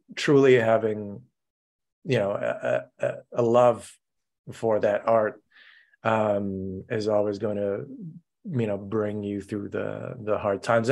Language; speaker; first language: English; native; English